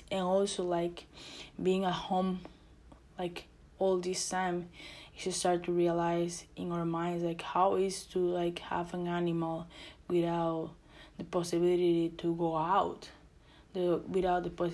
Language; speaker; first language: English; non-native, learner; Spanish